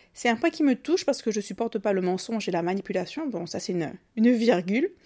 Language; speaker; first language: French; native; French